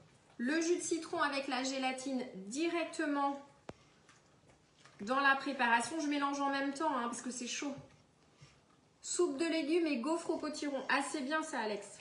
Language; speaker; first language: French; native; French